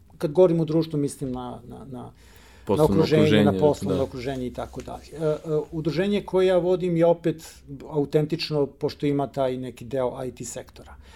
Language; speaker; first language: Serbian; native; Serbian